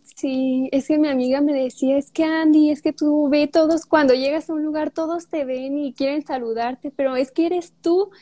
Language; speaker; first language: Spanish; native; Spanish